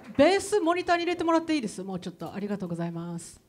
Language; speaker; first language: Japanese; native; Japanese